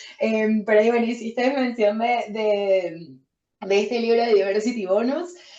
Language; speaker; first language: Spanish; native; Spanish